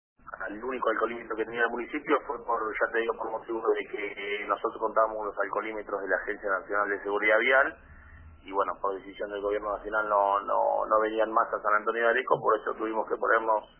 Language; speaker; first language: Spanish; native; Spanish